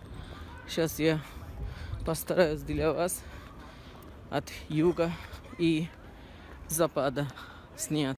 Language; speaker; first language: Russian; non-native, learner; Bangla